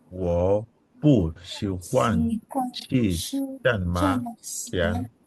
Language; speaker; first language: Chinese; non-native, learner; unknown